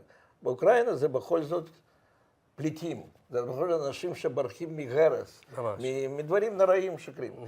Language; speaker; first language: Hebrew; non-native, fluent; Russian